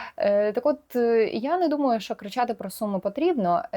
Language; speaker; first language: Ukrainian; non-native, local second language; Russian